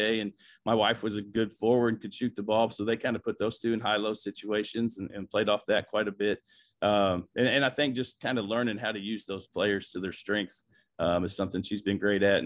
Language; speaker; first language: English; native; English